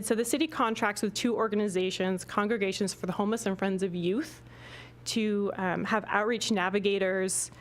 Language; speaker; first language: English; native; English